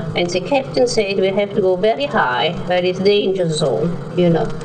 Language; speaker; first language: English; non-native, learner; German